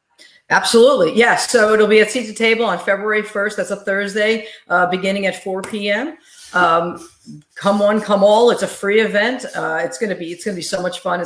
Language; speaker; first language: English; native; English